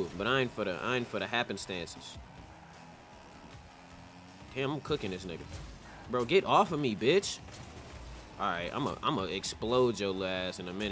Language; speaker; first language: English; native; English